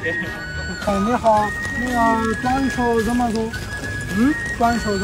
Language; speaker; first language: Chinese; non-native, learner; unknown